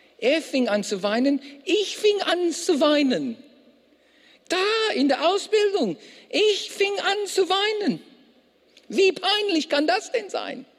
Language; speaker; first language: German; non-native, fluent; English